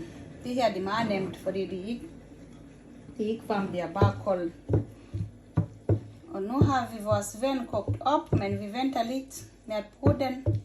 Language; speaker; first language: Danish; non-native, fluent; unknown